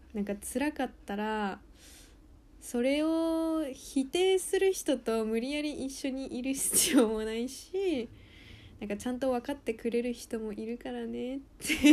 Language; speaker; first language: Japanese; early bilingual, heritage; Japanese